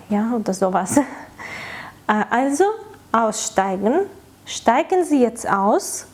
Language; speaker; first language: German; non-native, fluent; Ukrainian